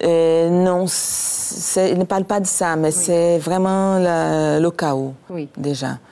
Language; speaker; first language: French; non-native, fluent; Portuguese